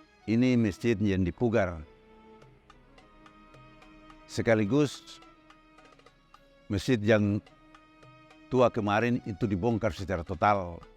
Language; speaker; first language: Indonesian; non-native, local second language; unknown